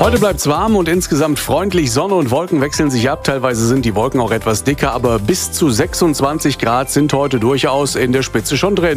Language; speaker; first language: German; native; German